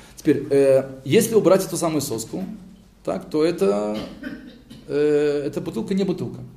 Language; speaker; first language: Russian; early bilingual, heritage; Hebrew